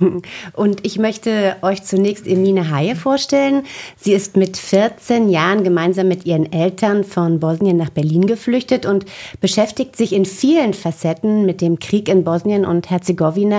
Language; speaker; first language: German; native; German